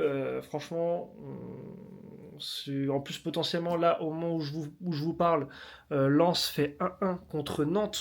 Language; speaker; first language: French; native; French